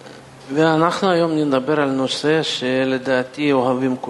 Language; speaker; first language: Hebrew; non-native, fluent; Russian